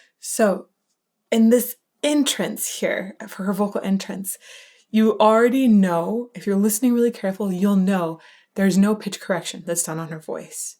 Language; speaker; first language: English; native; English